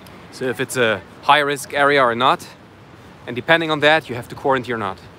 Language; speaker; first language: English; non-native, fluent; German